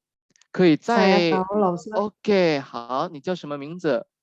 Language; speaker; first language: Chinese; non-native, fluent; Indonesian